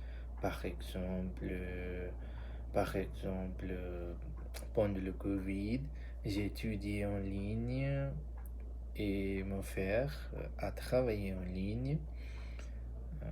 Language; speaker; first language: French; non-native, learner; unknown